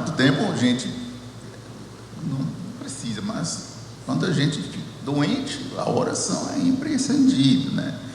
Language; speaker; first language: Portuguese; non-native, fluent; English